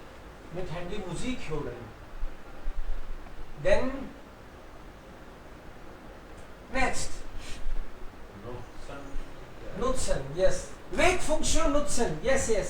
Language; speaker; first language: German; non-native, fluent; Hindi